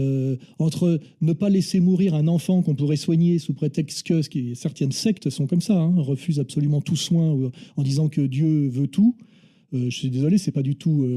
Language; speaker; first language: French; native; French